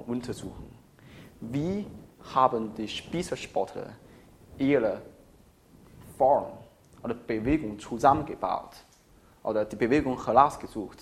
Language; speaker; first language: German; non-native, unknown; Chinese